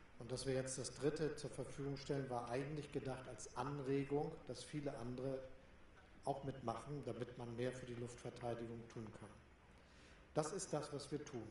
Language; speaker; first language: German; native; German